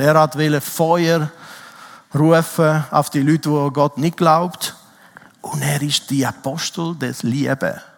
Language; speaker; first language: German; non-native, fluent; Italian